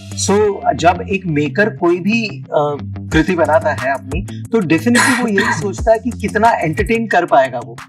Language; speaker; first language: Hindi; non-native, local second language; Gujarati